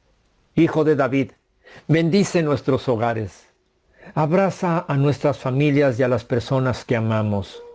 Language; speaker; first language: Spanish; native; Spanish